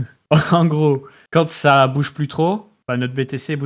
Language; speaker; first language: French; native; French